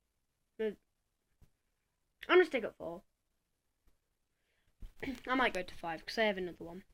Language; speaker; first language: English; native; English